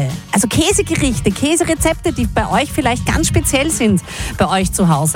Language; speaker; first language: German; native; German